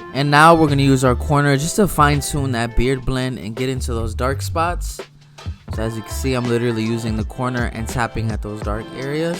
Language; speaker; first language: English; native; English